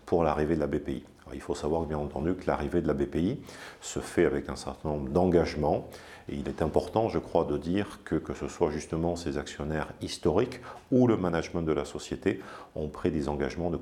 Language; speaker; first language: French; native; French